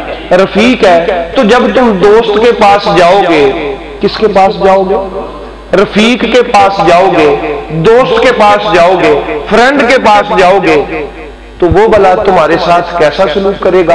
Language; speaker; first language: Hindi; non-native, local second language; Punjabi